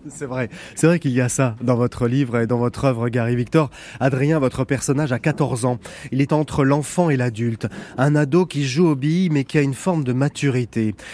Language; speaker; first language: French; native; French